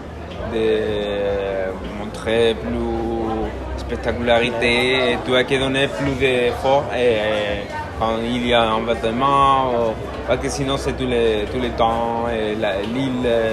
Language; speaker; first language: French; non-native, learner; Spanish